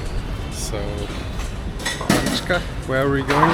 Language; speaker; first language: English; non-native, fluent; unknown